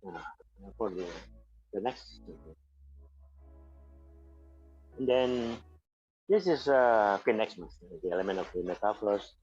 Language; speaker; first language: English; non-native, fluent; Indonesian